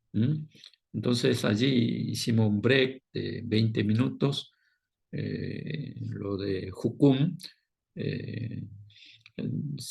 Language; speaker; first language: Spanish; non-native, fluent; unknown